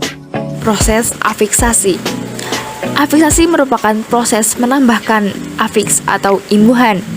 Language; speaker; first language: Indonesian; native; Indonesian